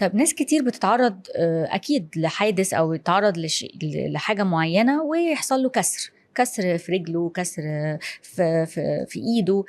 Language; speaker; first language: Arabic; native; Arabic